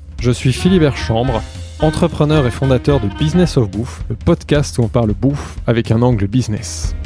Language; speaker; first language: French; native; French